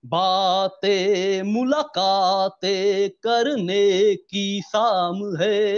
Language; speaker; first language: Hindi; non-native, local second language; Assamese